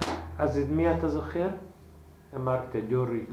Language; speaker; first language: Hebrew; non-native, fluent; Slovak